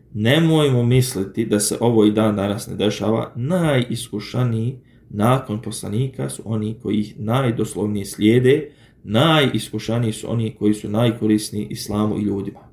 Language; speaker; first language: Bosnian; native; Bosnian